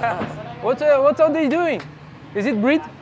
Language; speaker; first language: English; non-native, learner; French